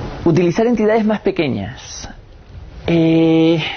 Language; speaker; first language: Spanish; native; Spanish